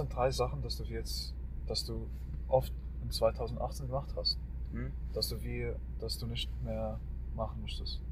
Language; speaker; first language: German; non-native, learner; Arabic